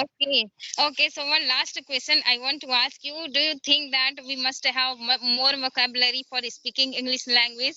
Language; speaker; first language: English; non-native, learner; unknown